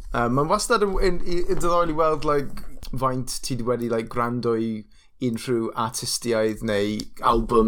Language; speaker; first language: Welsh; non-native, local second language; English